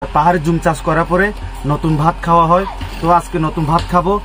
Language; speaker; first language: Bangla; non-native, local second language; Marma